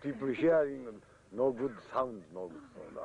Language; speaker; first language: English; non-native, learner; Japanese